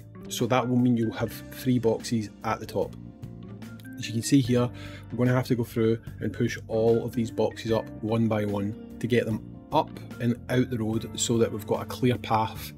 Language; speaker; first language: English; native; English